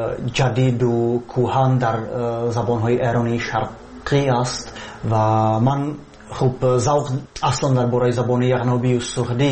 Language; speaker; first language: Persian; non-native, fluent; Czech